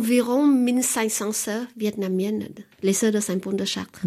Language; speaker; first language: French; non-native, fluent; Vietnamese